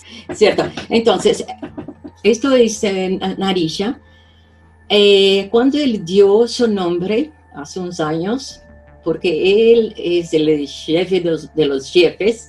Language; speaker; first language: Spanish; non-native, fluent; Portuguese